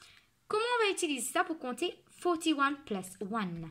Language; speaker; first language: French; non-native, local second language; Morisyen